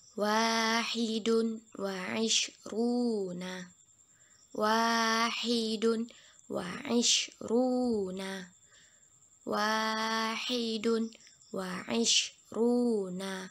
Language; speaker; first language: Arabic; non-native, fluent; Indonesian